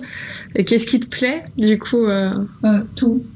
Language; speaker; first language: French; native; French